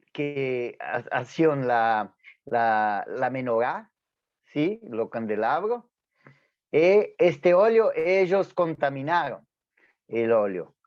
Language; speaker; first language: Spanish; non-native, fluent; Portuguese